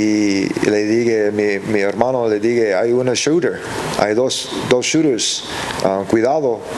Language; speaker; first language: Spanish; early bilingual, heritage; English